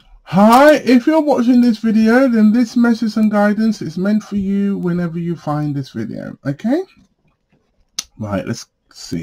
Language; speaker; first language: English; native; English